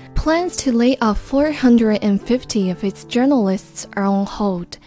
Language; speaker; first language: English; non-native, fluent; Chinese